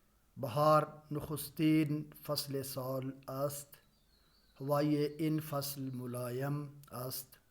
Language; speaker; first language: Persian; non-native, fluent; Urdu